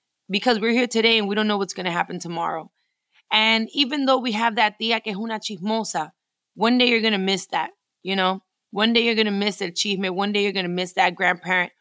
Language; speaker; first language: English; early bilingual, other home language; Spanish